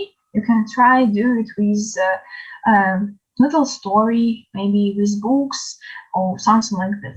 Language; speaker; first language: English; non-native, learner; Ukrainian